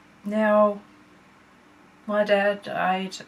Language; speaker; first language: English; native; English